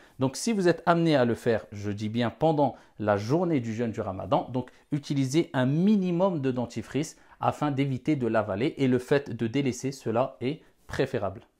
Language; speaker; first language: French; non-native, local second language; Wolof